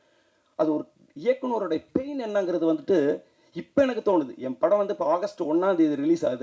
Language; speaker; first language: Tamil; native; Tamil